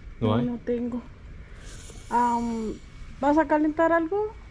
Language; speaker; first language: Spanish; native; Spanish